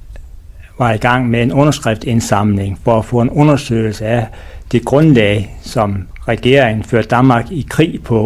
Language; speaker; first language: Danish; native; Danish